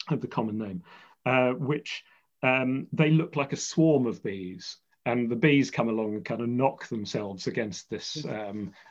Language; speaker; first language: English; native; English